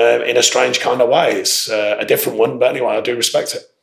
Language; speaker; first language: English; native; English